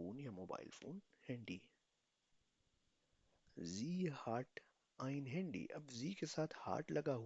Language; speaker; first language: German; non-native, fluent; Urdu